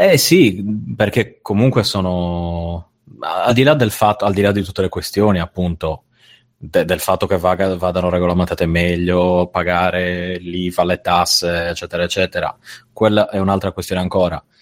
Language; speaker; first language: Italian; native; Italian